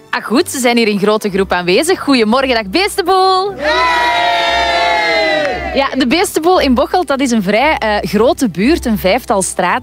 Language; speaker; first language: Dutch; native; Dutch